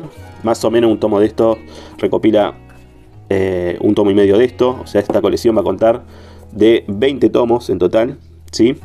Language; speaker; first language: Spanish; native; Spanish